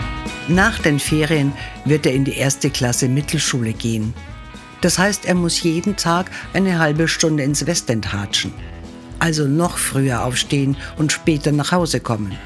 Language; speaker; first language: German; native; German